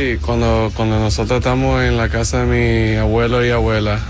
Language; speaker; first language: Spanish; early bilingual, heritage; English